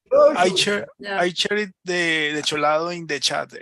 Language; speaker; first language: English; non-native, learner; Spanish